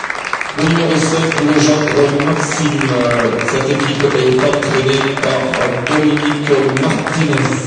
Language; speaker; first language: French; native; French